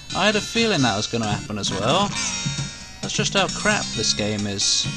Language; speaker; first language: English; native; English